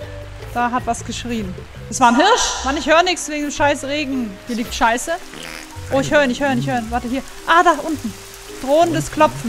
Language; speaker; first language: German; native; German